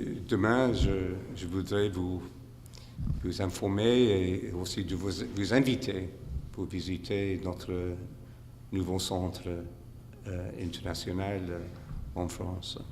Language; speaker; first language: French; non-native, fluent; English